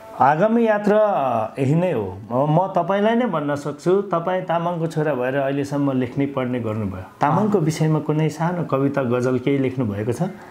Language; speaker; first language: Nepali; non-native, local second language; Eastern Tamang